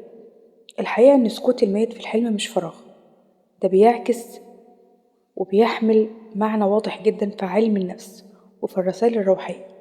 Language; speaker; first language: Arabic; native; Arabic